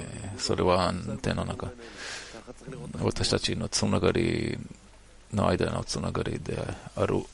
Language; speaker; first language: Japanese; non-native, learner; Hebrew